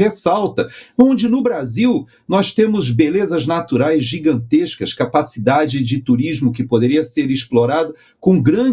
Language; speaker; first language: Portuguese; native; Portuguese